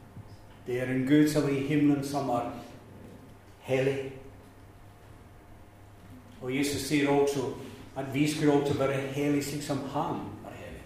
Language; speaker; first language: Norwegian; non-native, fluent; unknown